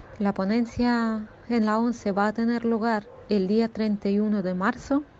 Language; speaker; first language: Spanish; non-native, fluent; Russian